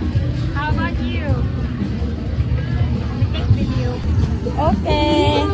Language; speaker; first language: English; non-native, local second language; Cebuano